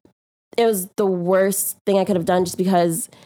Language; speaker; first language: English; native; English